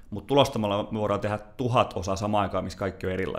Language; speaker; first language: Finnish; native; Finnish